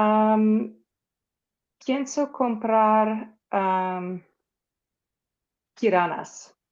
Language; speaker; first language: Spanish; non-native, learner; English